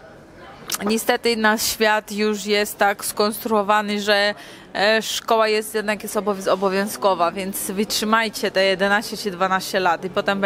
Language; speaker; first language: Polish; non-native, fluent; Georgian